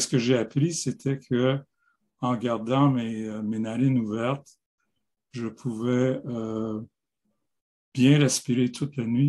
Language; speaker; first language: French; non-native, local second language; English